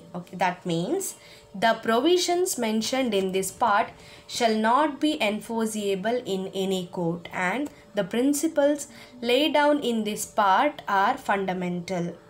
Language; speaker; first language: English; non-native, local second language; Kannada